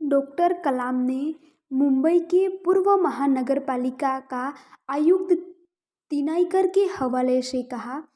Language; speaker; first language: Hindi; non-native, local second language; Gujarati